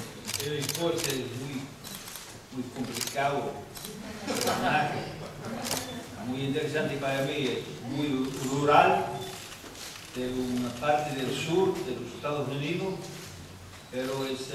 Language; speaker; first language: Spanish; non-native, learner; English